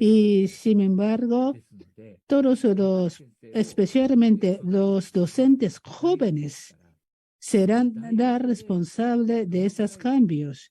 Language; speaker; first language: Spanish; non-native, learner; Japanese